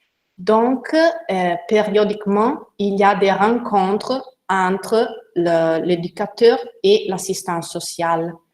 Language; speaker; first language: French; non-native, learner; Italian